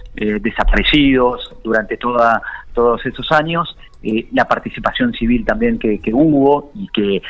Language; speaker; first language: Spanish; native; Spanish